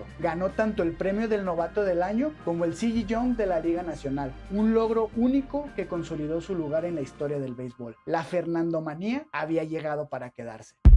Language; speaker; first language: Spanish; native; Spanish